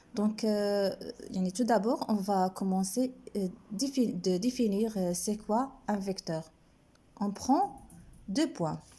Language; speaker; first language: French; non-native, local second language; Arabic